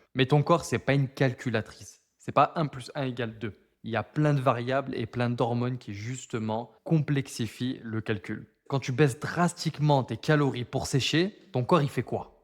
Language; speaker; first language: French; native; French